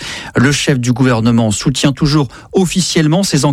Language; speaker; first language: French; native; French